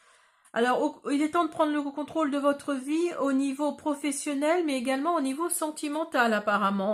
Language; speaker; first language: French; native; French